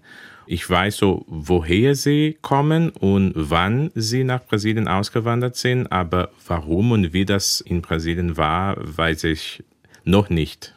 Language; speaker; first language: German; early bilingual, heritage; German